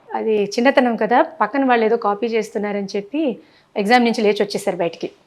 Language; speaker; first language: Telugu; non-native, local second language; Tamil